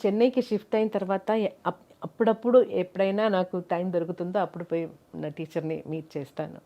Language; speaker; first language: Telugu; non-native, local second language; Malayalam